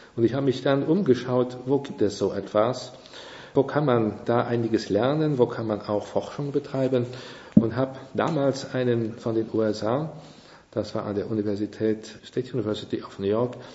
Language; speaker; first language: German; non-native, local second language; Luxembourgish